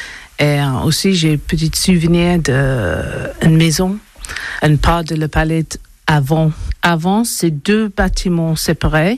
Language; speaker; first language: French; non-native, learner; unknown